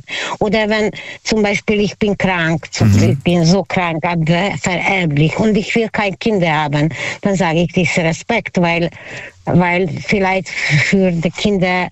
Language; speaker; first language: German; non-native, learner; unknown